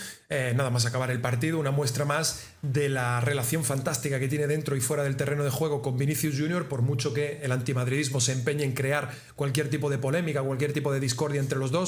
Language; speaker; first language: Spanish; native; Spanish